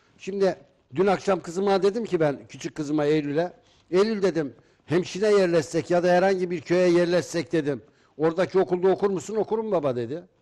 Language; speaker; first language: Turkish; native; Turkish